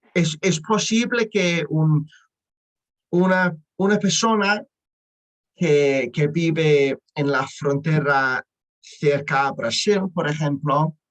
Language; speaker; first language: Spanish; non-native, learner; English